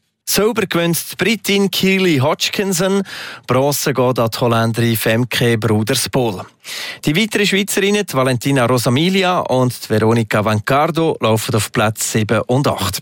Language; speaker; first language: German; native; German